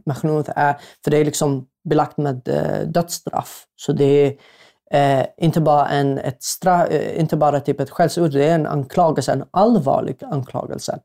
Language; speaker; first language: Swedish; non-native, fluent; Arabic